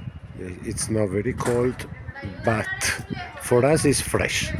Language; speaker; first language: English; non-native, learner; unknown